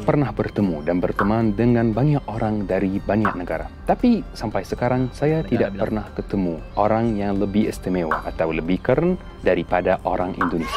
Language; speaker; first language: Indonesian; non-native, fluent; Arabic